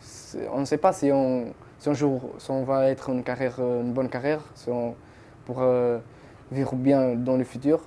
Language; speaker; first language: French; non-native, fluent; Portuguese